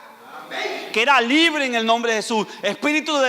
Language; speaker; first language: Spanish; native; Spanish